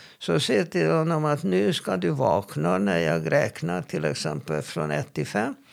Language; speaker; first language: Swedish; non-native, fluent; Hebrew